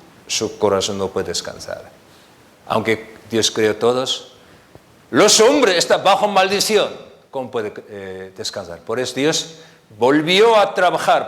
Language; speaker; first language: Spanish; non-native, learner; Korean